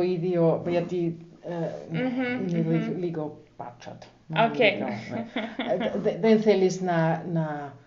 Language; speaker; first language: Greek; non-native, learner; German